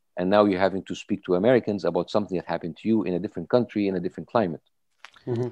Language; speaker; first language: English; non-native, fluent; Arabic